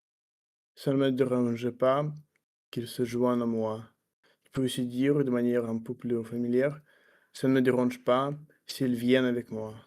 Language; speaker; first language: French; non-native, learner; Russian